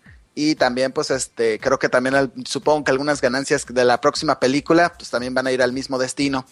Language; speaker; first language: Spanish; native; Spanish